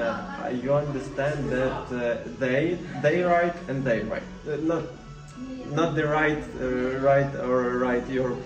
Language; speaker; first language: English; non-native, learner; Ukrainian